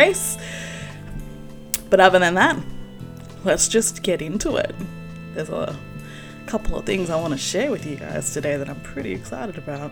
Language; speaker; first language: English; native; English